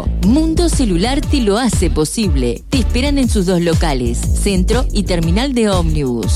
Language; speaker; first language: Spanish; native; Spanish